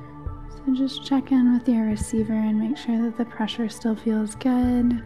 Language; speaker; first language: English; native; English